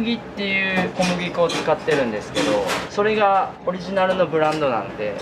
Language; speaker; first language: Japanese; native; Japanese